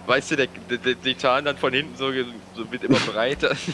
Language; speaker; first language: German; native; German